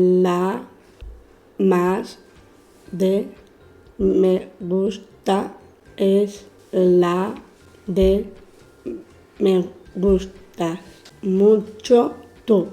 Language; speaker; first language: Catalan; non-native, local second language; Spanish